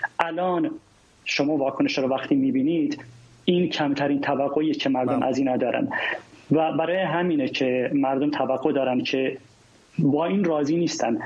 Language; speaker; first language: Persian; non-native, local second language; Kurdish